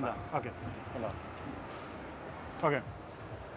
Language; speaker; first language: German; native; German